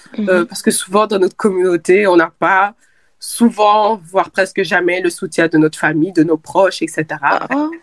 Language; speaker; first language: French; early bilingual, other home language; Lingala